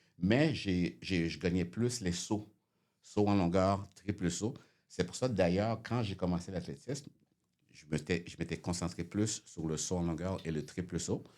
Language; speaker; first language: French; early bilingual, other home language; Haitian Creole